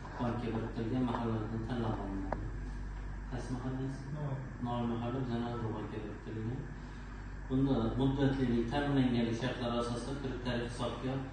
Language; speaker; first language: Uzbek; native; Uzbek